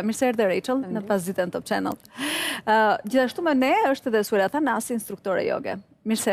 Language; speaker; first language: Albanian; native; Albanian